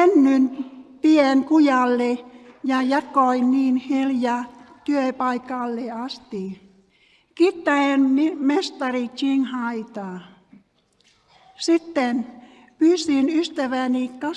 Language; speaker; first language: Finnish; non-native, learner; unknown